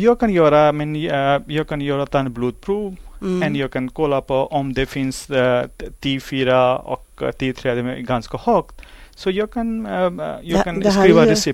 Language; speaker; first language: Swedish; non-native, learner; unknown